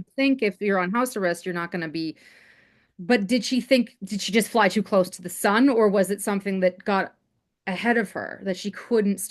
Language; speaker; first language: English; native; English